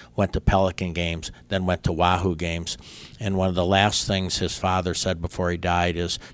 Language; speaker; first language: English; native; English